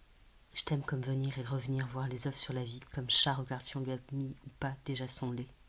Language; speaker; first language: French; native; French